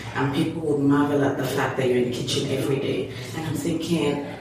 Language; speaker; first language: English; non-native, local second language; Yoruba